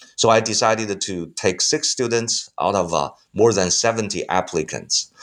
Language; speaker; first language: English; non-native, fluent; Chinese